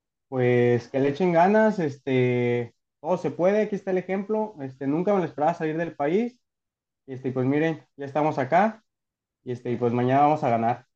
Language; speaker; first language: Spanish; native; Spanish